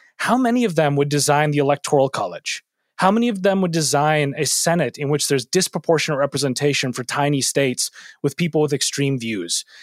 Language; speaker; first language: English; native; English